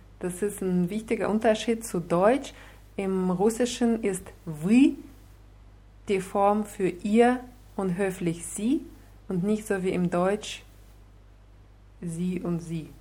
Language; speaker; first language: German; non-native, fluent; Russian